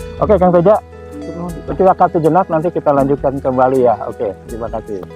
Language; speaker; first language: Indonesian; native; Indonesian